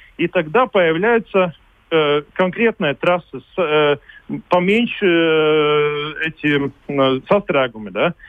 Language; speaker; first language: Russian; non-native, local second language; Latvian